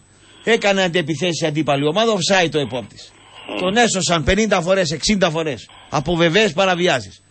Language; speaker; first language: Greek; native; Greek